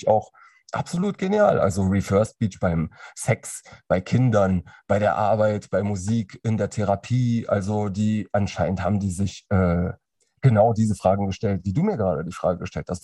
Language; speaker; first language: German; native; German